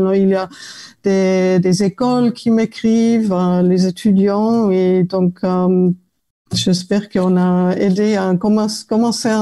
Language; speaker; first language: French; non-native, fluent; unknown